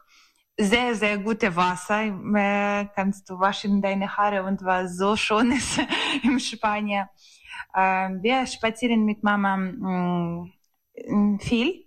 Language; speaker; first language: German; non-native, learner; Ukrainian